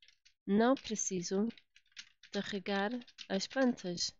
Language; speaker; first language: Portuguese; non-native, fluent; English